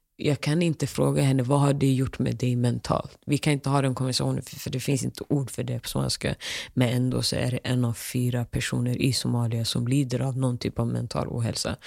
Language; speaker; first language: Swedish; early bilingual, other home language; Somali